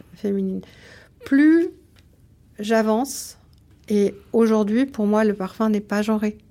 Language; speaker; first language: French; native; French